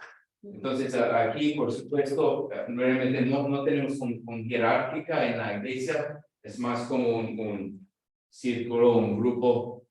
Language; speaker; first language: Spanish; non-native, fluent; English